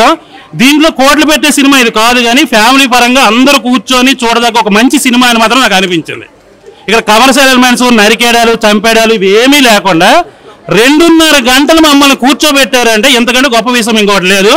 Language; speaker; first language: Telugu; native; Telugu